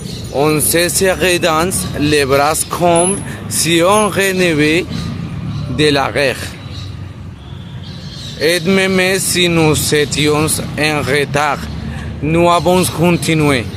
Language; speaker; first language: French; non-native, learner; Spanish